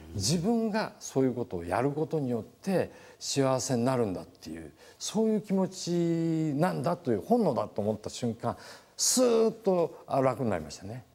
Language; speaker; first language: Japanese; native; Japanese